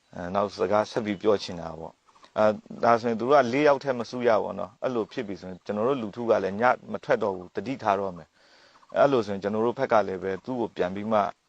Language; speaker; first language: Burmese; non-native, local second language; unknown